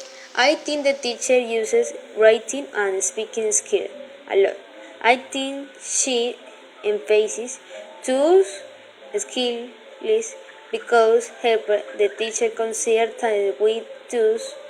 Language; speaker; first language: English; non-native, learner; Spanish